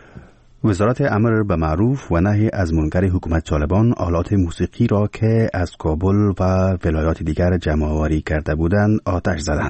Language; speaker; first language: Persian; native; Persian